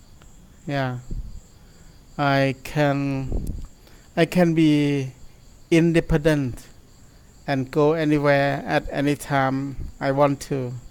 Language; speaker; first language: English; non-native, learner; Thai